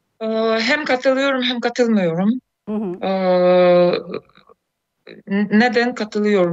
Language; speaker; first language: Turkish; non-native, fluent; Russian